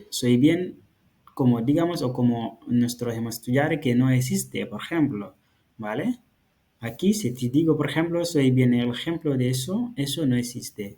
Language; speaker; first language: Spanish; non-native, fluent; Fula